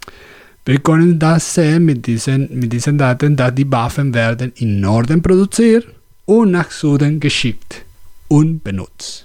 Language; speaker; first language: German; non-native, learner; Spanish